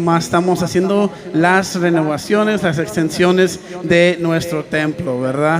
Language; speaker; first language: Spanish; early bilingual, heritage; Spanish